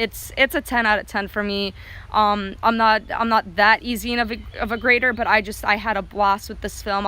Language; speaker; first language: English; native; English